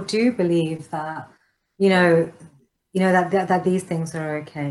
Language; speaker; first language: English; native; English